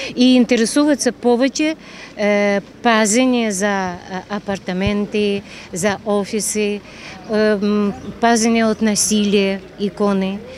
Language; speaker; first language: Bulgarian; non-native, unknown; Ukrainian